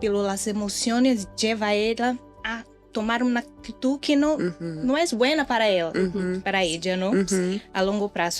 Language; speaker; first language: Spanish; non-native, learner; Portuguese